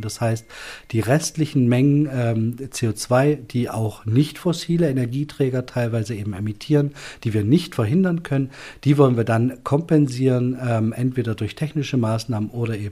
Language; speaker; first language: German; native; German